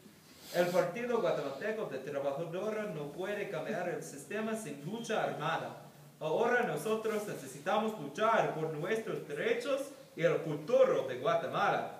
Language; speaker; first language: Spanish; non-native, learner; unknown